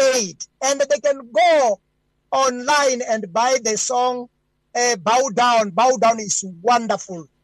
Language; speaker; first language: English; non-native, local second language; Venda